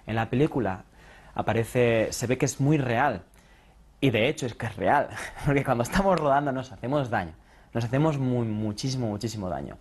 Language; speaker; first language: Spanish; native; Spanish